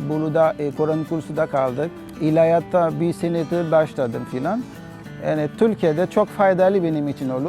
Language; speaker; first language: Turkish; non-native, learner; Haitian Creole